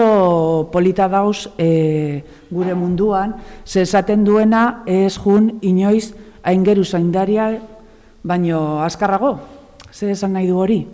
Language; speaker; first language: Basque; non-native, local second language; Spanish